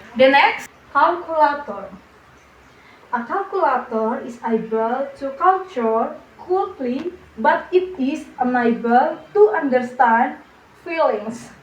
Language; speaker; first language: English; non-native, learner; Indonesian